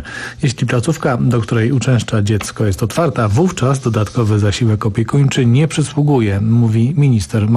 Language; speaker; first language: Polish; native; Polish